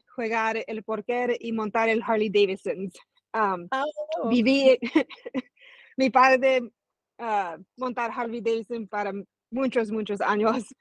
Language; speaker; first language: Spanish; early bilingual, heritage; Spanish